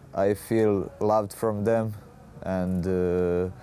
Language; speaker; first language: English; non-native, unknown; Croatian